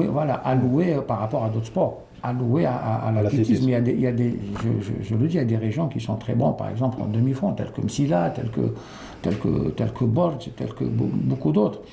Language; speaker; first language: French; non-native, local second language; Arabic